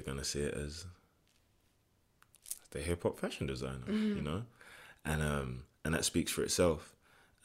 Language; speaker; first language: English; native; English